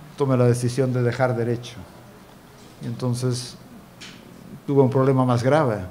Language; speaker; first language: Spanish; native; Spanish